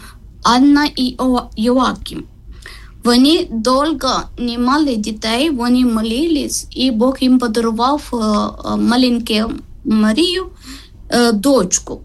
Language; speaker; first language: Ukrainian; non-native, learner; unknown